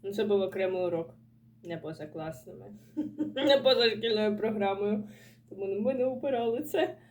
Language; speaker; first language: Ukrainian; non-native, local second language; Russian